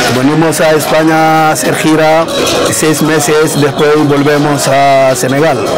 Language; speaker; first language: Spanish; non-native, fluent; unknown